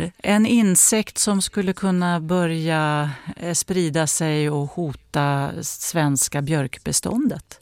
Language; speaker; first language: Swedish; native; Swedish